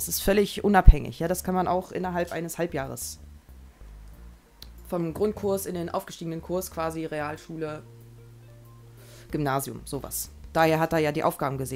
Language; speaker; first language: German; native; German